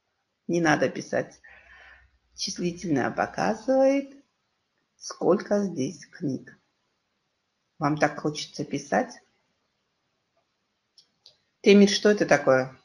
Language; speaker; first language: Russian; non-native, local second language; Kyrgyz